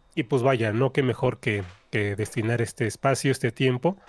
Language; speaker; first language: Spanish; native; Spanish